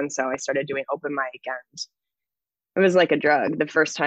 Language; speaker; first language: English; native; English